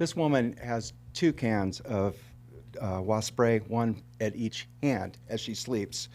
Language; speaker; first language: English; native; English